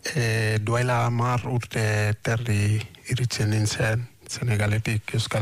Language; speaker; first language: Basque; non-native, fluent; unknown